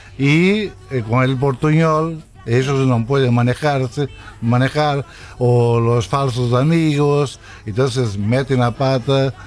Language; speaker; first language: Spanish; non-native, fluent; Portuguese